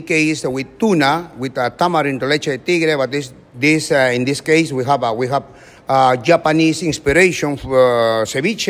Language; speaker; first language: English; non-native, learner; Spanish